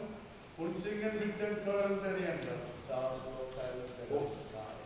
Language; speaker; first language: German; non-native, learner; Polish